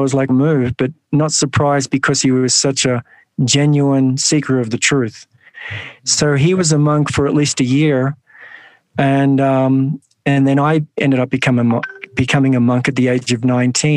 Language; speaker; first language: English; native; English